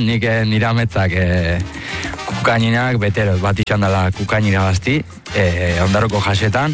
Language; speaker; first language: Basque; early bilingual, other home language; Spanish